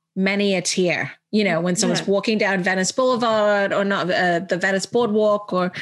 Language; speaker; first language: English; early bilingual, heritage; Arabic